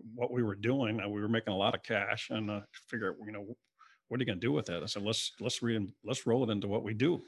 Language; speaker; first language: English; native; English